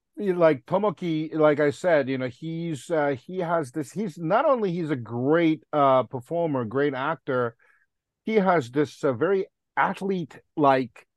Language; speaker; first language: English; non-native, fluent; Japanese